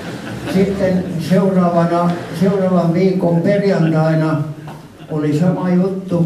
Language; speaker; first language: Finnish; non-native, local second language; Swedish